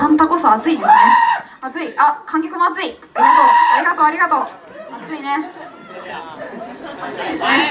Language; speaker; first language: Japanese; native; Japanese